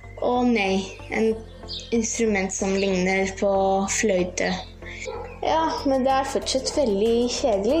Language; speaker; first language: Norwegian; early bilingual, heritage; Greek